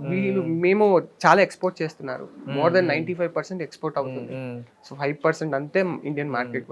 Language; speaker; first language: Telugu; non-native, learner; Kannada